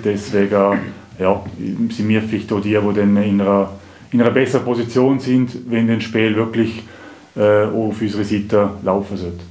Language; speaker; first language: German; native; German